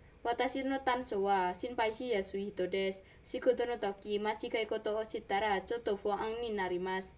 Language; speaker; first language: Japanese; non-native, learner; Indonesian